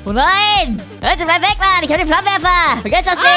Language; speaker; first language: German; native; German